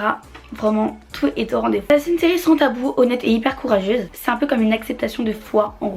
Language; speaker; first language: French; native; French